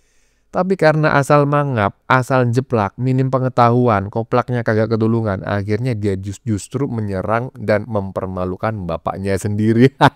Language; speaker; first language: Indonesian; native; Indonesian